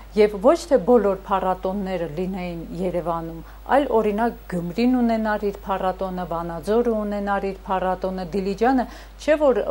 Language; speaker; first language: Armenian; native; Armenian